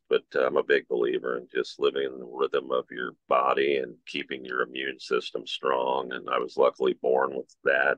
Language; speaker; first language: English; native; English